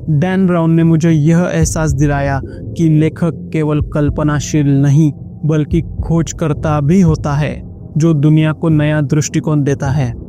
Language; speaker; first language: Hindi; non-native, local second language; Marathi